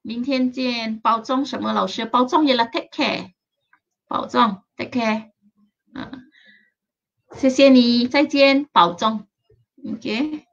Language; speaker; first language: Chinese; non-native, local second language; Malay